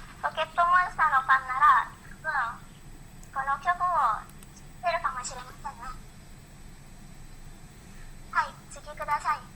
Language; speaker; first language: Japanese; non-native, learner; Indonesian